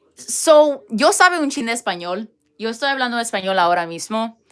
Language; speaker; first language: Spanish; early bilingual, heritage; Spanish